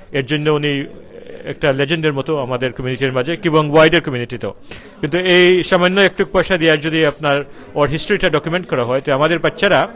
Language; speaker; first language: Bangla; early bilingual, heritage; Sylheti